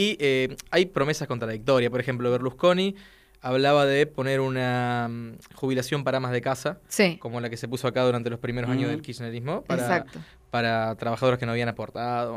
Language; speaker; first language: Spanish; native; Spanish